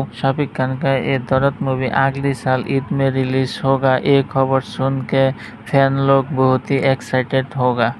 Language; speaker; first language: Hindi; non-native, fluent; Bangla